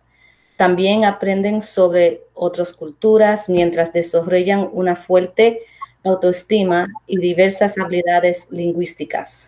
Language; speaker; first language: Spanish; early bilingual, heritage; Spanish